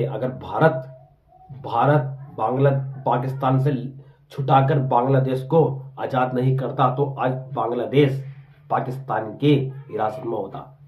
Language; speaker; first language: Hindi; native; Hindi